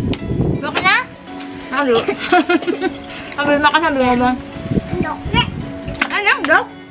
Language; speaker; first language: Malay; non-native, local second language; Javanese